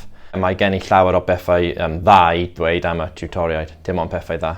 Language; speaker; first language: Welsh; non-native, local second language; English